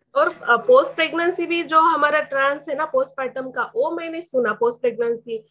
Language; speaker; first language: Hindi; non-native, local second language; Marathi